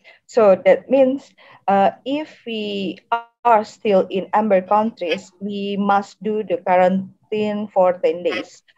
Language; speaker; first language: English; non-native, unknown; Indonesian